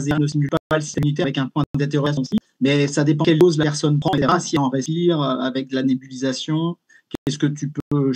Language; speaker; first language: French; native; French